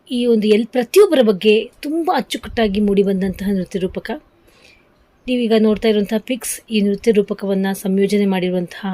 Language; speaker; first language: Kannada; non-native, local second language; Marathi